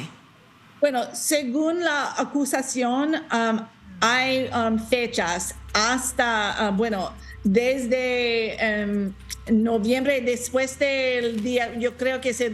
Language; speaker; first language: Spanish; non-native, learner; English